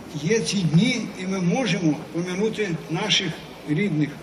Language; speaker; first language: Ukrainian; native; Ukrainian